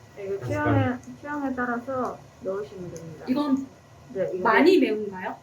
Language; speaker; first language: Korean; early bilingual, heritage; Korean